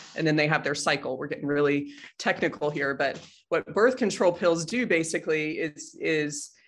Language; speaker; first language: English; native; English